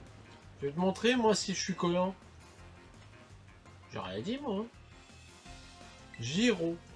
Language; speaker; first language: French; native; French